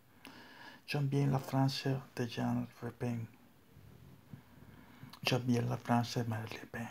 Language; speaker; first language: French; non-native, learner; Spanish